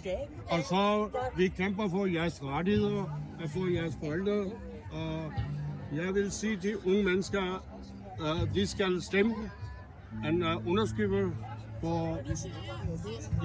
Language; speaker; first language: Danish; non-native, fluent; Urdu